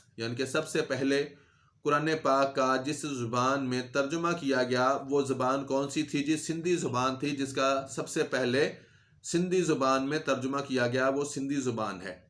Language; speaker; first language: Urdu; non-native, local second language; Punjabi